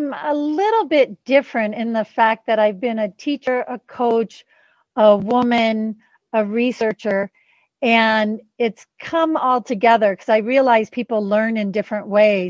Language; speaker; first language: English; native; English